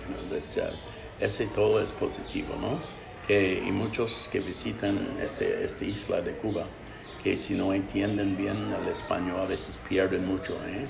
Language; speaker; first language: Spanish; non-native, fluent; English